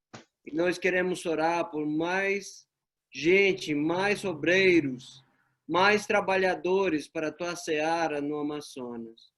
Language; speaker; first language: Portuguese; non-native, fluent; Spanish